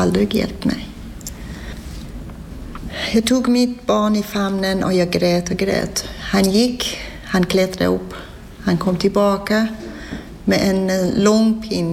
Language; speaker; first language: Swedish; non-native, fluent; Persian